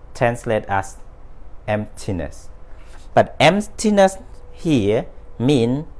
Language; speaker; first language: English; non-native, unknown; Khmer